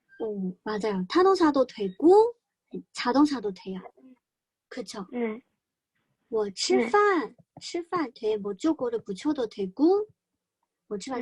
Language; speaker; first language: Korean; non-native, fluent; Chinese